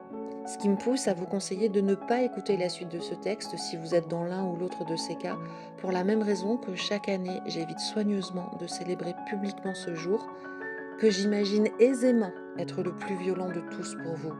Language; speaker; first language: French; native; French